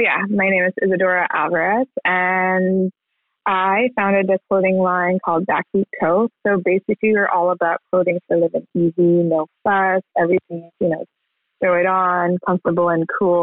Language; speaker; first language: English; non-native, local second language; Filipino